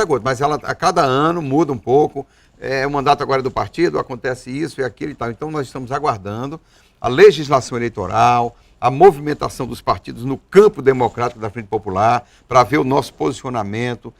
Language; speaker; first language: Portuguese; native; Portuguese